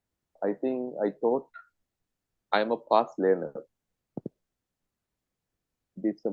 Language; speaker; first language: English; non-native, learner; Tamil